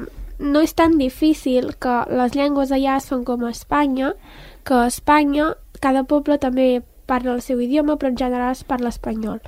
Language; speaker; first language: Catalan; early bilingual, other home language; Arabic